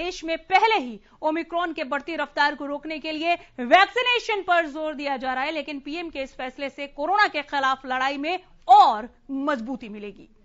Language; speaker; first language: Hindi; native; Hindi